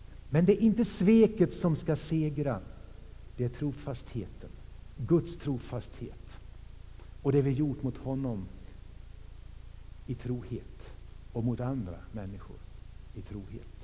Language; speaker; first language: Swedish; native; Swedish